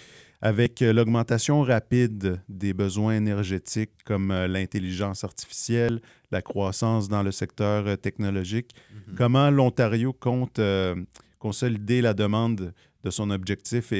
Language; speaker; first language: French; native; French